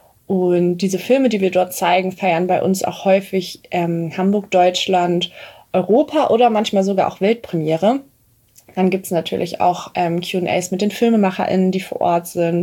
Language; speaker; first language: German; native; German